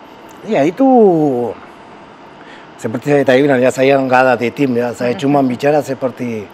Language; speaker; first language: Indonesian; non-native, fluent; Spanish